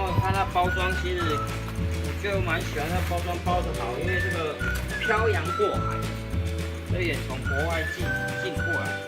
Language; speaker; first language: Chinese; native; Chinese